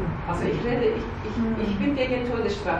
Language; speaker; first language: German; non-native, learner; Persian